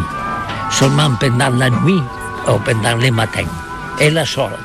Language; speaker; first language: French; non-native, learner; Catalan